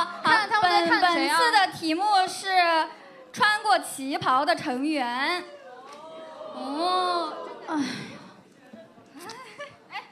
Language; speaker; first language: Chinese; native; Chinese